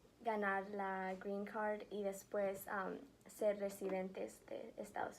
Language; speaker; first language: Spanish; early bilingual, heritage; Spanish